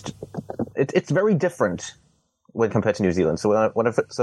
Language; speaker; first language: English; non-native, local second language; Cantonese